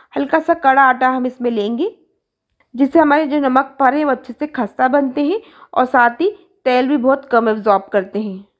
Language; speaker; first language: Hindi; native; Hindi